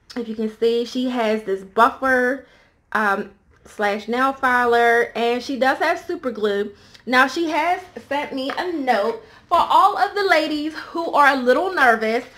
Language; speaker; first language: English; native; English